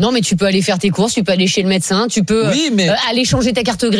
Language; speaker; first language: French; native; French